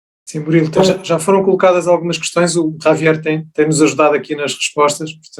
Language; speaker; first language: Portuguese; native; Portuguese